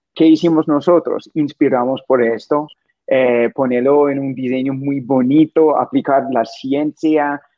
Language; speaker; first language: Spanish; non-native, fluent; English